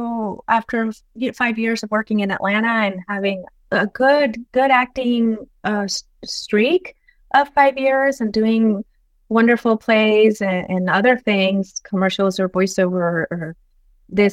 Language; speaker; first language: English; non-native, fluent; Spanish